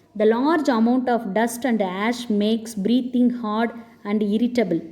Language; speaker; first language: English; non-native, local second language; Tamil